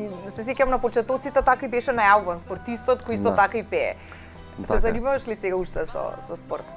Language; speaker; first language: Macedonian; native; Macedonian